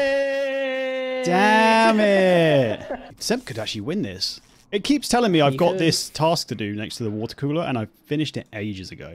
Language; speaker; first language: English; native; English